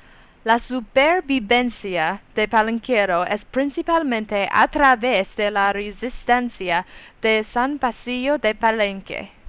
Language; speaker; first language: Spanish; non-native, learner; English